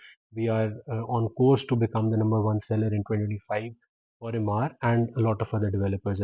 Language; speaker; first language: English; non-native, local second language; Urdu